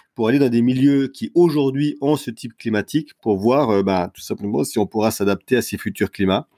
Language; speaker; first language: French; native; French